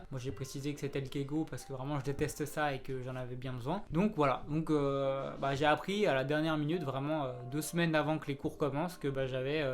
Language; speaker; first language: French; native; French